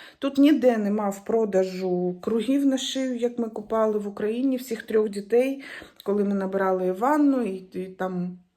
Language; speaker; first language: Ukrainian; native; Ukrainian